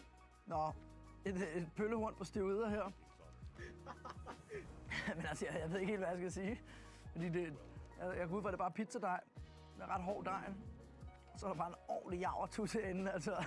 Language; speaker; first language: Danish; native; Danish